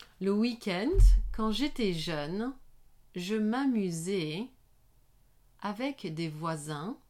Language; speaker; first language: French; non-native, learner; English